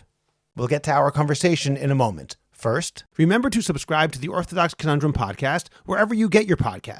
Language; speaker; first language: English; native; English